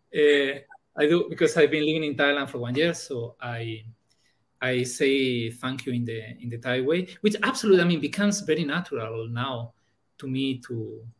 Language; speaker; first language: English; non-native, fluent; Spanish